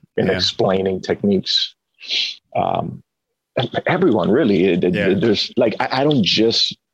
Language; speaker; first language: English; early bilingual, other home language; Spanish